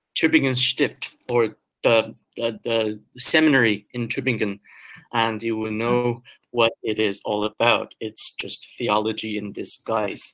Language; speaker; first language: English; early bilingual, other home language; Chinese